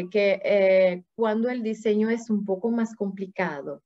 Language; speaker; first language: Spanish; non-native, fluent; Portuguese